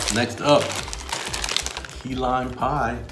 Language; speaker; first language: English; native; English